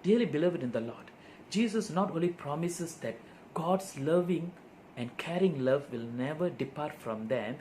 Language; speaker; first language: English; non-native, local second language; Tamil